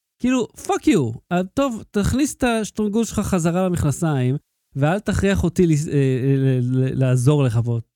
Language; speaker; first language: Hebrew; native; Hebrew